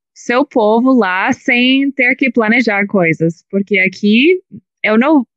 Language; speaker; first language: Portuguese; non-native, learner; English